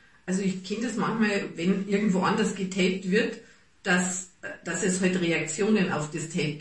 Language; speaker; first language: German; native; German